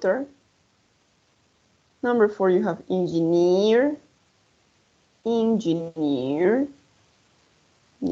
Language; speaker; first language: English; non-native, fluent; Spanish